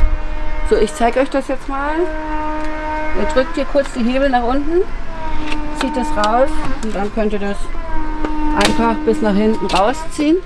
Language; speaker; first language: German; native; German